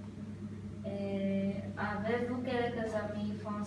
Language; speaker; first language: French; non-native, learner; Chinese